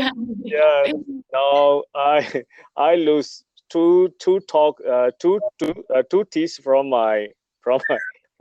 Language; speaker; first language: English; non-native, learner; Burmese